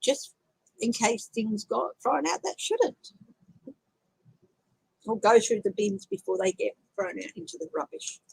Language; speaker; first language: English; native; English